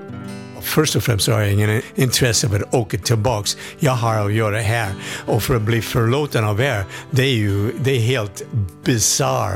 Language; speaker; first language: Swedish; non-native, fluent; English